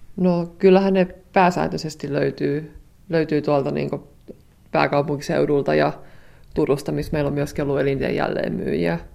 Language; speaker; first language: Finnish; native; Finnish